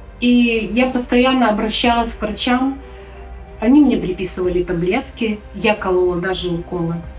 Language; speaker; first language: Russian; native; Russian